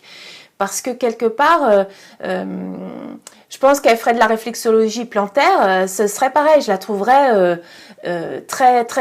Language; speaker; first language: French; native; French